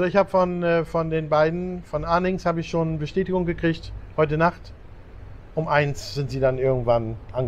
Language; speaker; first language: German; native; German